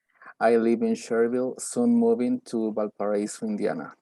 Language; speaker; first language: English; non-native, learner; Spanish